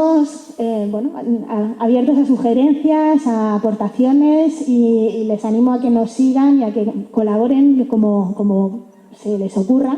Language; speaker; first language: Spanish; native; Spanish